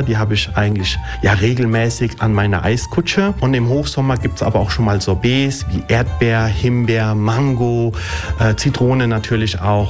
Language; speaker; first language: German; early bilingual, other home language; Italian